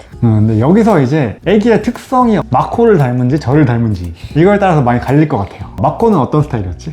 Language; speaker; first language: Korean; native; Korean